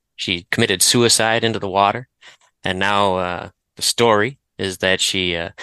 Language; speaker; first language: English; native; English